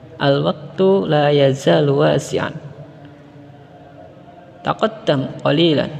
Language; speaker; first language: Arabic; non-native, learner; Indonesian